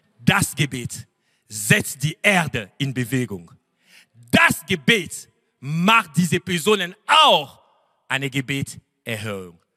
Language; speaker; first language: German; non-native, fluent; French